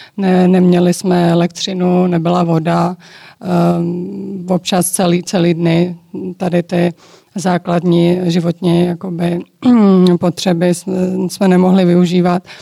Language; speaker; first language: Czech; early bilingual, other home language; Georgian